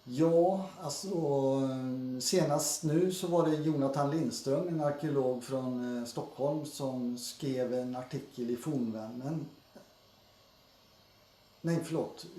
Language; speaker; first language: Swedish; native; Swedish